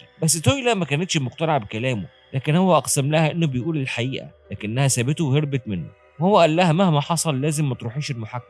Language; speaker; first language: Arabic; native; Arabic